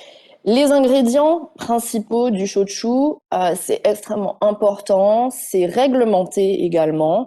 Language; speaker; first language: French; native; French